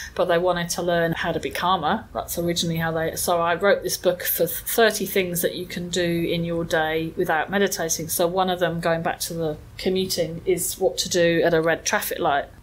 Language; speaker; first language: English; native; English